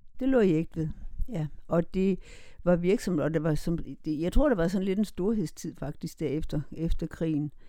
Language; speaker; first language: Danish; native; Danish